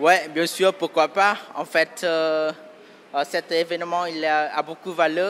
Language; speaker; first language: French; non-native, fluent; Vietnamese